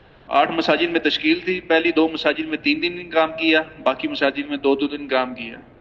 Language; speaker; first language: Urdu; non-native, local second language; Pashto